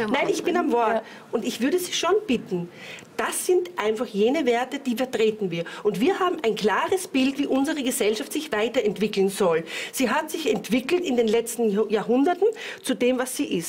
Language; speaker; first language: German; native; German